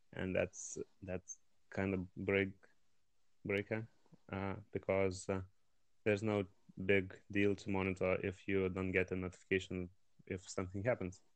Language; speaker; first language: English; non-native, fluent; Lithuanian